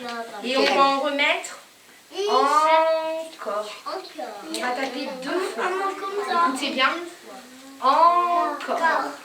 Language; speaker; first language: French; native; French